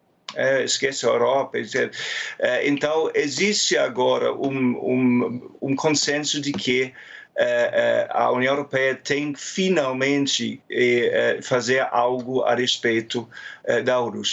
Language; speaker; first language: Portuguese; non-native, fluent; German